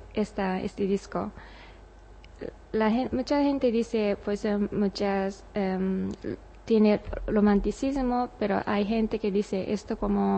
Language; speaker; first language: Spanish; non-native, learner; Japanese